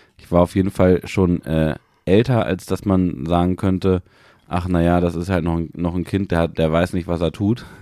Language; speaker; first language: German; native; German